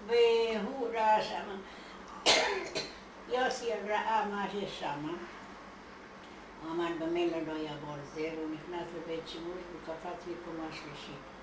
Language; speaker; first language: Hebrew; non-native, fluent; Hungarian